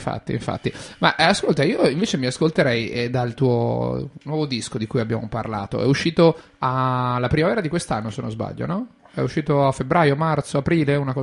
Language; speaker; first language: Italian; native; Italian